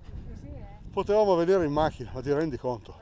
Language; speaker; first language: Italian; native; Italian